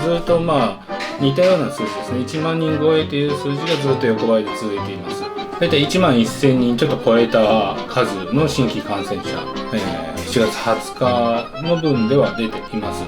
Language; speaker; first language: Japanese; native; Japanese